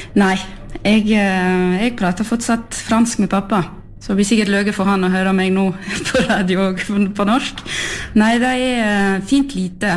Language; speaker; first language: Norwegian; non-native, fluent; French